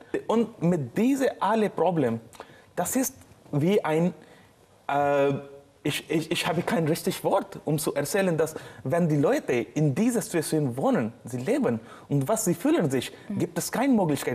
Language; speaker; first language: German; non-native, learner; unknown